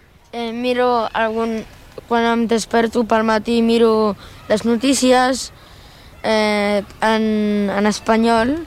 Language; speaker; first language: Catalan; early bilingual, other home language; Arabic